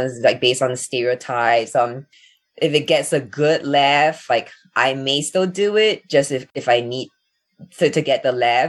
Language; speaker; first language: English; native; English